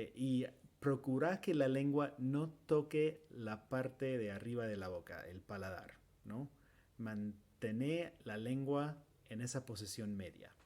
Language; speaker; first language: Spanish; non-native, fluent; English